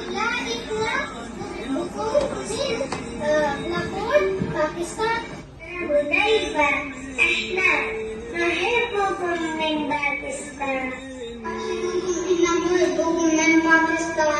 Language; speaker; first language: Arabic; non-native, learner; Urdu